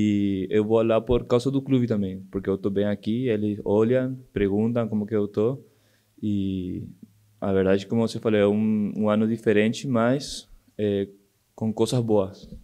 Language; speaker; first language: Portuguese; non-native, local second language; Spanish